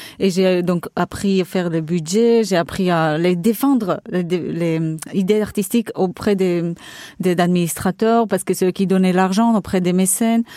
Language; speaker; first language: French; non-native, fluent; Portuguese